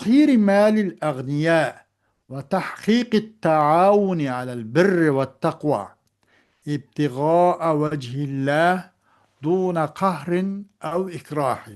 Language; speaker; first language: Arabic; non-native, fluent; Uyghur